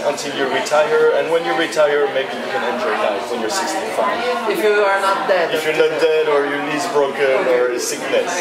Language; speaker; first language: English; non-native, fluent; French